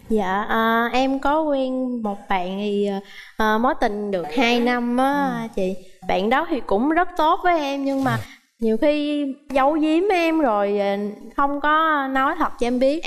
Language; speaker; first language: Vietnamese; native; Vietnamese